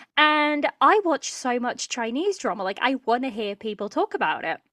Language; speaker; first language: English; early bilingual, other home language; Portuguese